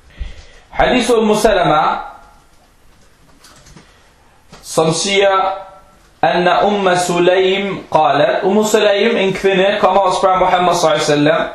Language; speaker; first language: Danish; non-native, fluent; Arabic